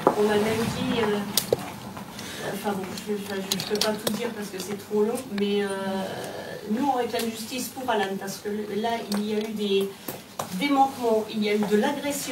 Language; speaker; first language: French; native; French